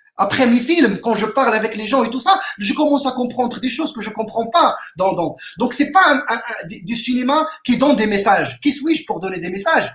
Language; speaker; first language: French; non-native, local second language; Arabic